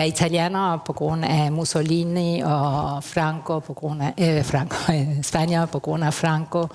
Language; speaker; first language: Danish; non-native, fluent; Spanish